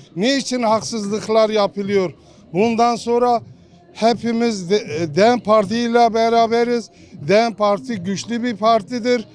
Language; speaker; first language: Turkish; non-native, local second language; Kurdish